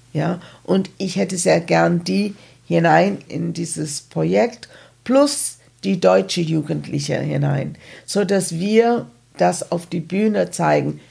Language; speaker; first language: German; non-native, fluent; English